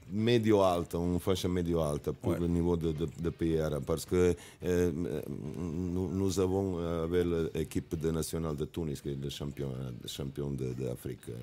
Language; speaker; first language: French; non-native, learner; Italian